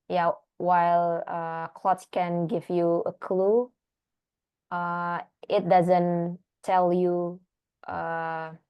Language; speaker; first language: English; non-native, learner; Indonesian